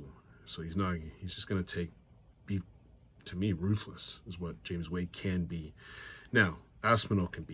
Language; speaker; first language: English; native; English